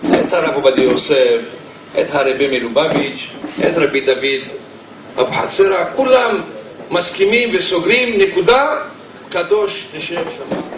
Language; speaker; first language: Hebrew; non-native, fluent; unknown